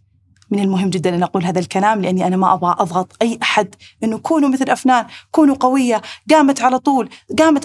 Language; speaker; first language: Arabic; native; Arabic